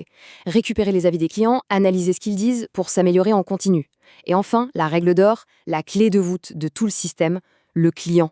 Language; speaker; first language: French; native; French